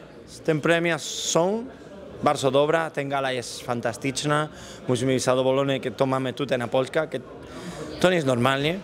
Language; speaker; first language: Polish; non-native, learner; Spanish